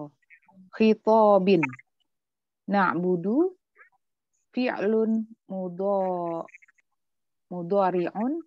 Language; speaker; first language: Indonesian; native; Indonesian